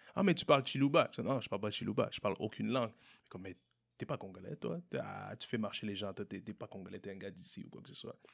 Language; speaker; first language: French; native; French